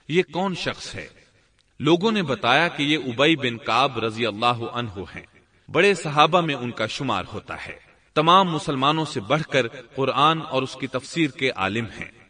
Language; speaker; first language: Urdu; native; Urdu